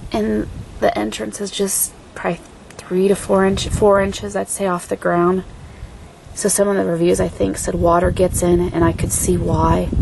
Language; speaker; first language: English; native; English